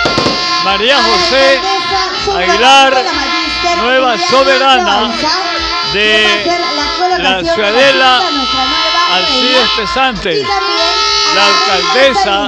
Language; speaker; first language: Spanish; native; Spanish